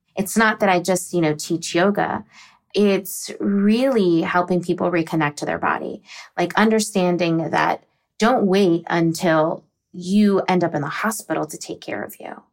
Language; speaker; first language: English; native; English